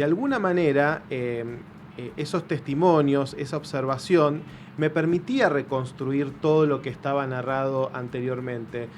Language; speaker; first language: Spanish; native; Spanish